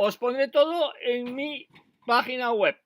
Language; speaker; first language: Spanish; non-native, fluent; French